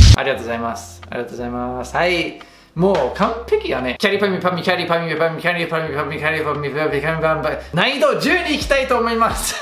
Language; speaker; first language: Japanese; non-native, fluent; English